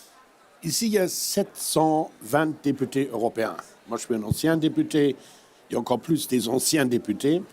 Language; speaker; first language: French; non-native, fluent; German